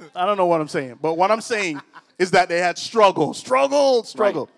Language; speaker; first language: English; early bilingual, other home language; Spanish